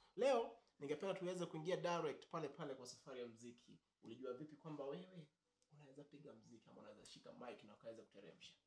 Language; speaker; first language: Swahili; native; Swahili